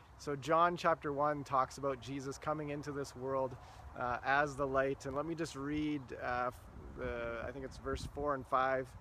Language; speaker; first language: English; native; English